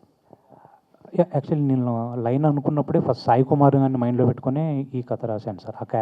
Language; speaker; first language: Telugu; native; Telugu